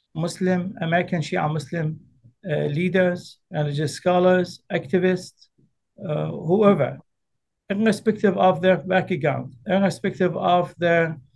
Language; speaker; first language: English; early bilingual, other home language; Arabic